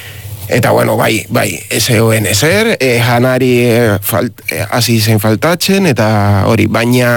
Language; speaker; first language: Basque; non-native, learner; Spanish